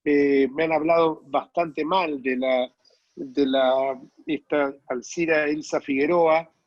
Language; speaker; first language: Spanish; native; Spanish